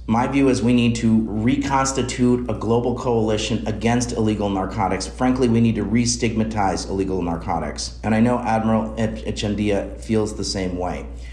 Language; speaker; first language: English; native; English